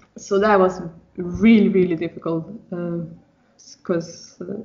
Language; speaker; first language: English; non-native, fluent; Swedish